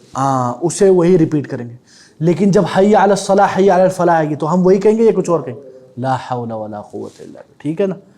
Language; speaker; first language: Urdu; native; Urdu